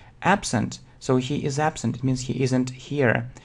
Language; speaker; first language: English; non-native, fluent; Russian